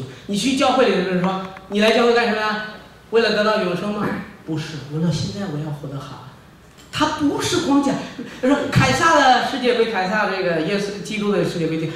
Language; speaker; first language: Chinese; native; Chinese